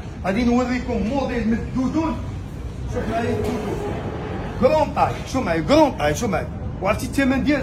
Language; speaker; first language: Arabic; native; Arabic